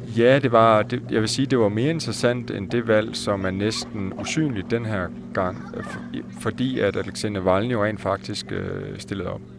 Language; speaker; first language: Danish; native; Danish